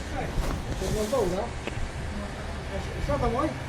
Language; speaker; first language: Russian; non-native, local second language; Ukrainian